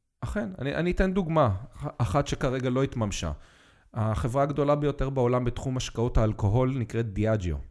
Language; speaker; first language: Hebrew; native; Hebrew